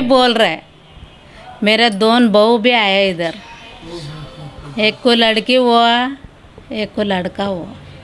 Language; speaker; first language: Hindi; non-native, local second language; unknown